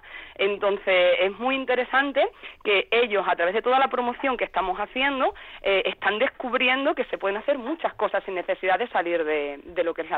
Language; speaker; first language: Spanish; native; Spanish